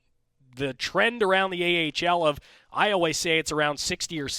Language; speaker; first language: English; native; English